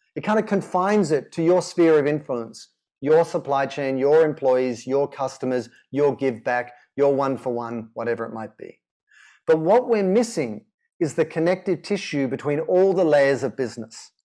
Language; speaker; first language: English; native; English